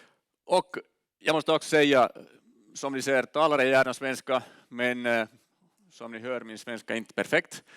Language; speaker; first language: Swedish; non-native, learner; Finnish